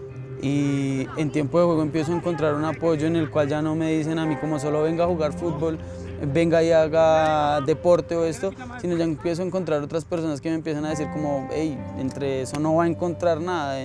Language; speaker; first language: Spanish; native; Spanish